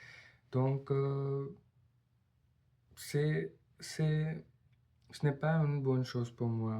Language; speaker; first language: French; non-native, learner; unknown